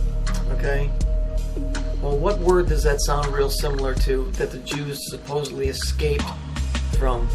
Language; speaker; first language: English; native; English